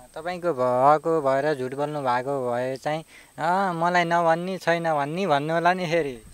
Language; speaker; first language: Nepali; native; Nepali